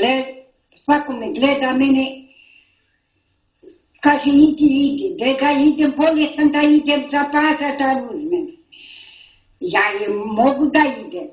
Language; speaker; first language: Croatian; non-native, local second language; Romany